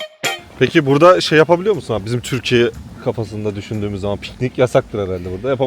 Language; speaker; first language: Turkish; native; Turkish